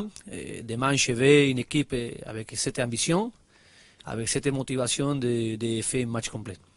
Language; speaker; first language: French; non-native, learner; Spanish